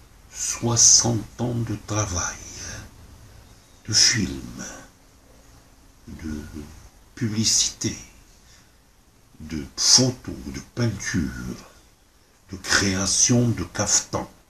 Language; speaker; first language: French; non-native, local second language; Arabic